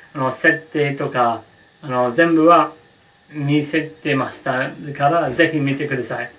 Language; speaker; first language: Japanese; non-native, learner; English